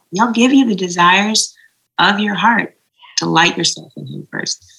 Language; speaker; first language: English; native; English